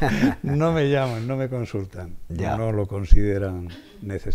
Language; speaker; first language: Spanish; native; Spanish